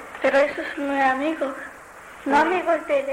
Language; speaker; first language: Spanish; non-native, learner; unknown